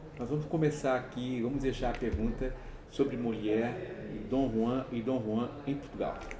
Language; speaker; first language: Portuguese; native; Portuguese